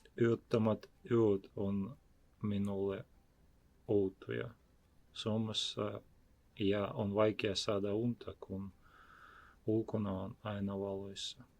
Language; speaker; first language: Finnish; non-native, learner; Ukrainian